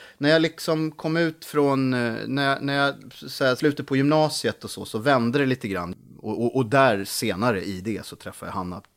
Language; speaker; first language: Swedish; native; Swedish